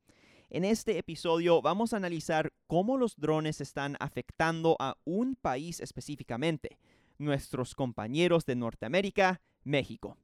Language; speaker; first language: Spanish; non-native, fluent; English